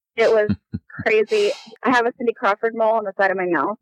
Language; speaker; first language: English; native; English